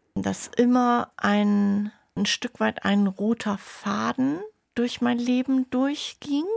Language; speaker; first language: German; native; German